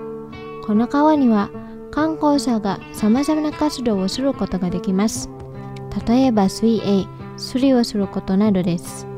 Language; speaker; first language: Japanese; non-native, fluent; Indonesian